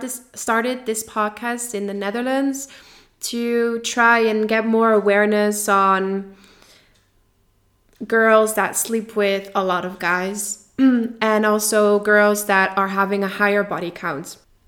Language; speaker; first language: English; non-native, fluent; Dutch